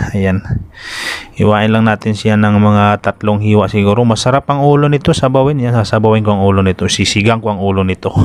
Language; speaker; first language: Filipino; non-native, local second language; Cebuano